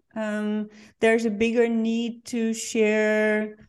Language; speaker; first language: English; non-native, fluent; Dutch